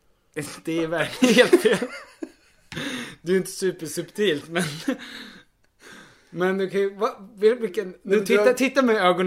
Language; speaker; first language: Swedish; native; Swedish